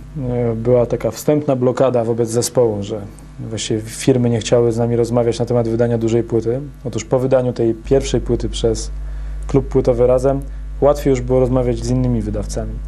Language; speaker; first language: Polish; native; Polish